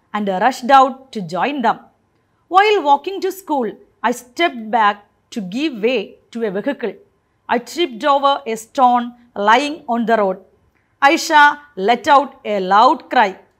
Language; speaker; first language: English; non-native, local second language; Malayalam